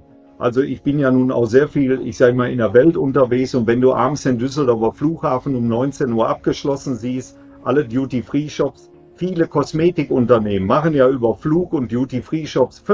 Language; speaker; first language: German; native; German